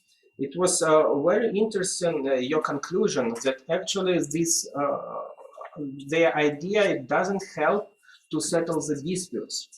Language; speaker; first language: English; non-native, fluent; Russian